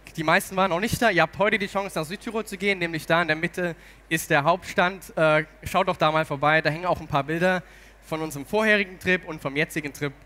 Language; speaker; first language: German; native; German